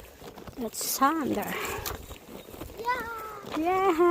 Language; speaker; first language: English; non-native, learner; Filipino